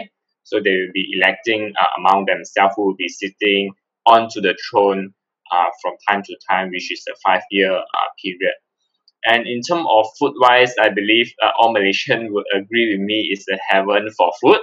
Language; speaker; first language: English; non-native, local second language; Cantonese